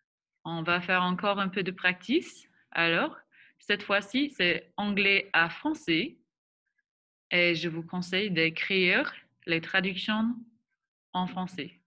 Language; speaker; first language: French; non-native, fluent; English